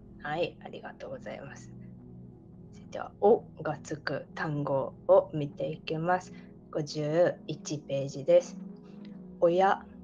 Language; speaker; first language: Japanese; native; Japanese